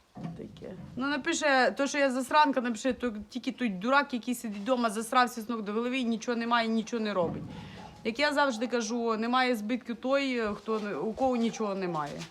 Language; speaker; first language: Ukrainian; non-native, local second language; Russian